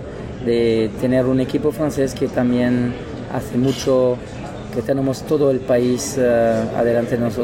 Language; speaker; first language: Spanish; non-native, learner; French